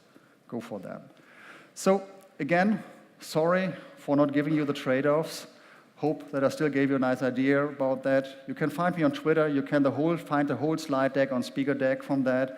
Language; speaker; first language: English; non-native, fluent; German